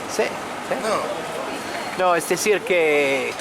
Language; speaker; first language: Spanish; non-native, fluent; French